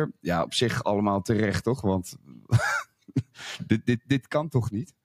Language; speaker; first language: Dutch; native; Dutch